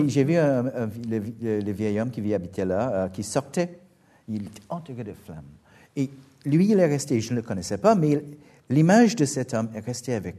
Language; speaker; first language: French; non-native, fluent; English